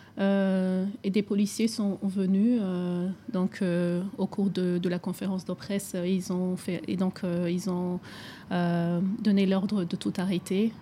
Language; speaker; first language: French; non-native, local second language; Rundi